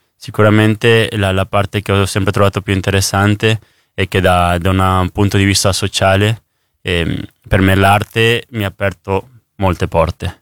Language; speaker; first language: Italian; early bilingual, other home language; Spanish